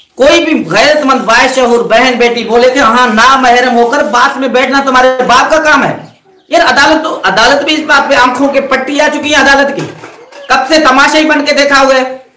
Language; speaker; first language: Urdu; non-native, local second language; Sindhi